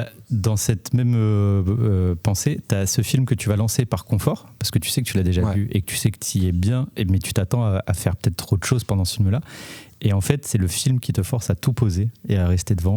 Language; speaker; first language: French; native; French